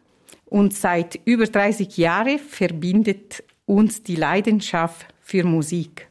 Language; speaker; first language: German; non-native, fluent; Italian